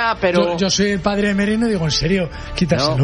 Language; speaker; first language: Spanish; native; Spanish